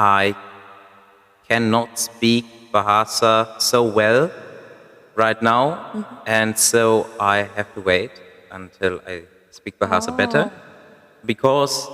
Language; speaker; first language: English; non-native, fluent; German